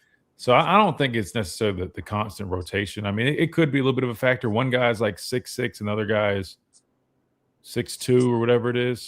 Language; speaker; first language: English; native; English